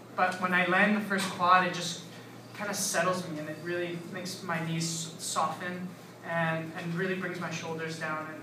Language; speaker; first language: English; native; English